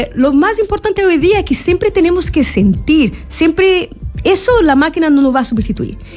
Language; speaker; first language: Spanish; non-native, fluent; Portuguese